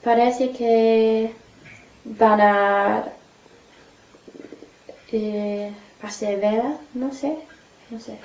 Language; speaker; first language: Spanish; non-native, fluent; English